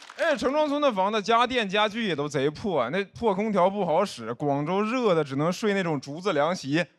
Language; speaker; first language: Chinese; native; Chinese